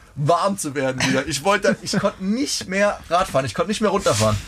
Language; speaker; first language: German; native; German